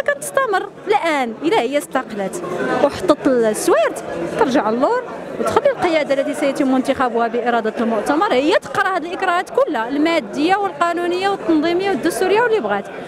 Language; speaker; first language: Arabic; native; Arabic